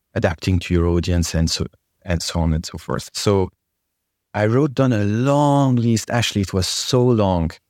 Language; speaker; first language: English; non-native, fluent; French